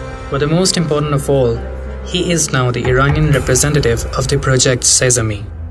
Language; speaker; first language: English; non-native, local second language; Punjabi